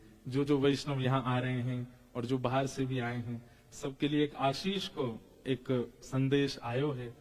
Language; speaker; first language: Hindi; native; Hindi